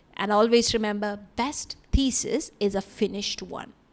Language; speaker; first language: English; non-native, local second language; Malayalam